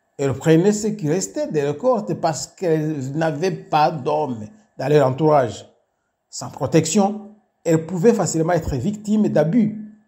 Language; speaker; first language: French; non-native, local second language; Kinyarwanda